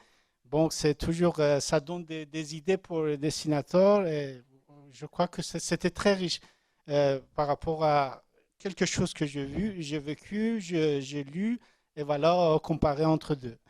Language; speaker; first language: French; non-native, learner; Persian